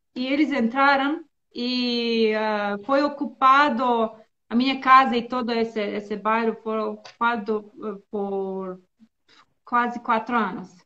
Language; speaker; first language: Portuguese; non-native, learner; Bosnian